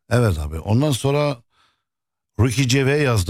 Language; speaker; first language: Turkish; early bilingual, heritage; Turkish